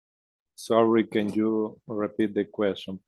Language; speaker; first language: English; non-native, learner; Spanish